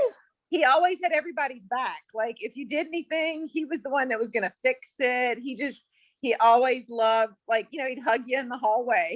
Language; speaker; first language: English; native; English